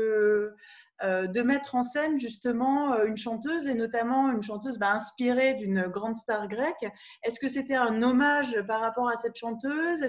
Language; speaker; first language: French; native; French